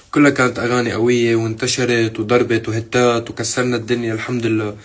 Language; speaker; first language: Arabic; native; Arabic